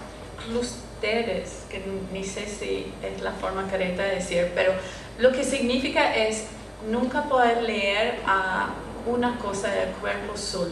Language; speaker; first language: Spanish; non-native, fluent; English